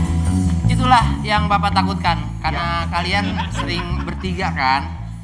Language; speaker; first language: Indonesian; native; Indonesian